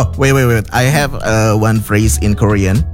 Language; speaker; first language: English; non-native, fluent; Indonesian